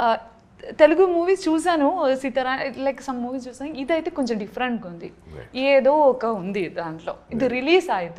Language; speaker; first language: Telugu; non-native, learner; Malayalam